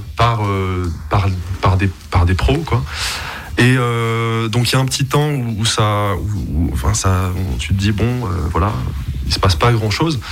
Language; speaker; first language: French; native; French